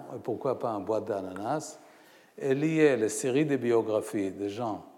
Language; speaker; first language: French; non-native, fluent; Hebrew